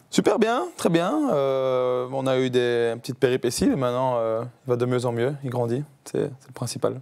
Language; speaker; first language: French; native; French